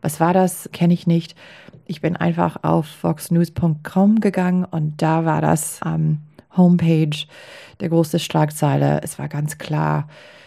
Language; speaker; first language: German; non-native, fluent; English